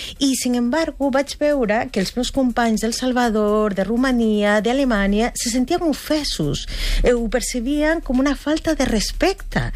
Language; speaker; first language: Catalan; non-native, fluent; Spanish